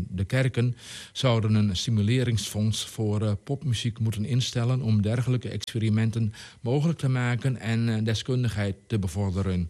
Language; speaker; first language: Dutch; native; Dutch